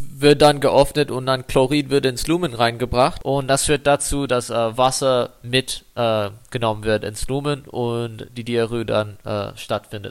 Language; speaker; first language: German; non-native, fluent; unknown